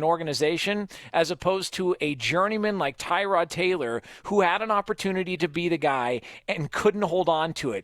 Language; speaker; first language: English; native; English